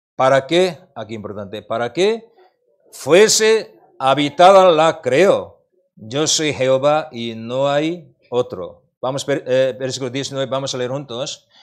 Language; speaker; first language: Spanish; non-native, learner; Korean